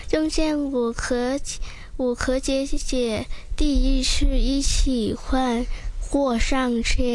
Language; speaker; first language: Chinese; non-native, local second language; Cantonese